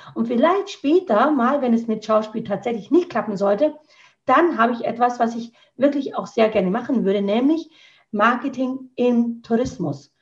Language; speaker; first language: German; native; German